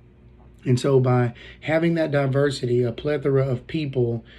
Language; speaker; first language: English; native; English